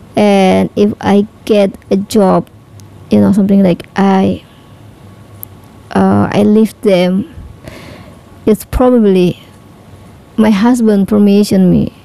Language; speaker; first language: English; non-native, learner; Indonesian